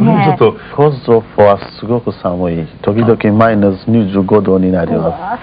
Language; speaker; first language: Japanese; non-native, learner; Kurdish